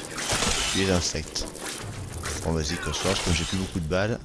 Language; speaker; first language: French; native; French